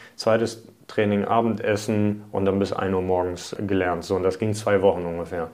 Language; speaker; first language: German; early bilingual, other home language; Hungarian